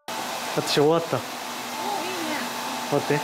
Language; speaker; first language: Korean; non-native, learner; Japanese